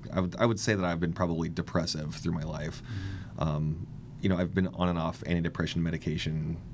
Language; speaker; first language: English; native; English